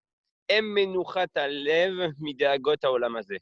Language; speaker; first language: Hebrew; non-native, fluent; French